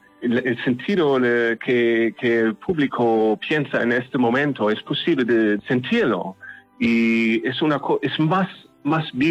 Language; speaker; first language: Spanish; non-native, learner; German